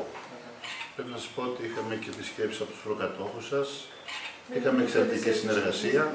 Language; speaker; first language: Greek; native; Greek